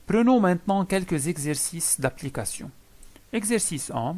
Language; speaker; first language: French; non-native, local second language; Arabic